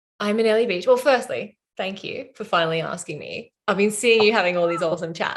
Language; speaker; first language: English; native; English